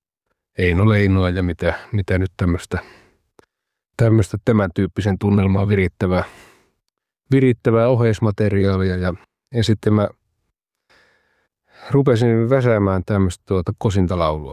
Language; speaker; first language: Finnish; native; Finnish